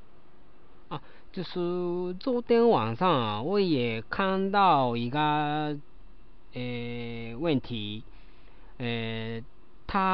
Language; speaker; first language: Chinese; non-native, learner; Japanese